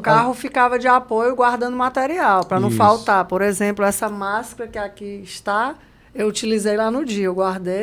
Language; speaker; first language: Portuguese; native; Portuguese